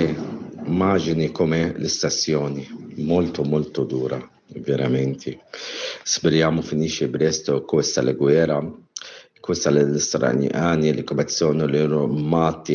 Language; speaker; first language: Italian; non-native, learner; Arabic